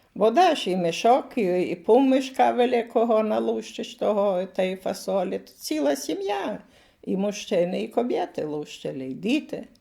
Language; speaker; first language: Ukrainian; native; Ukrainian